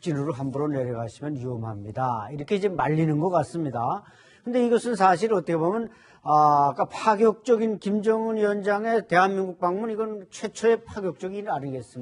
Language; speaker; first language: Korean; native; Korean